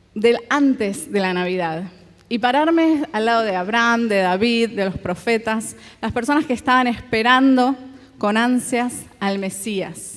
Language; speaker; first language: Spanish; native; Spanish